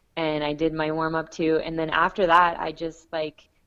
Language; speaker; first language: English; native; English